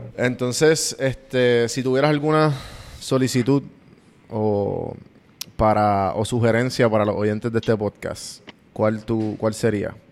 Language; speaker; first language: Spanish; native; Spanish